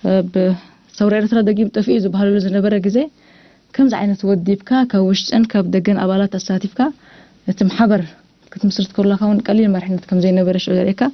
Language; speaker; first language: Tigrinya; non-native, local second language; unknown